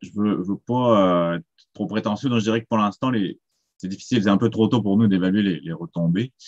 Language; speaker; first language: French; native; French